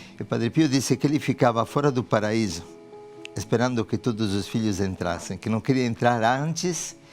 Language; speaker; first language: Portuguese; non-native, fluent; Italian